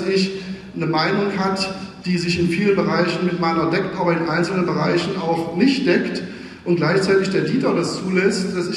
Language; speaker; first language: German; native; German